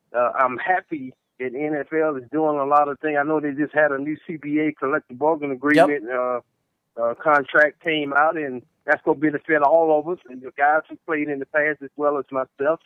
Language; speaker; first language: English; native; English